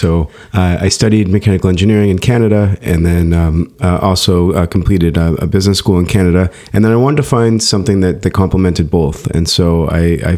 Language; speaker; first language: English; native; English